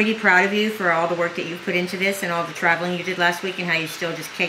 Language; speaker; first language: English; native; English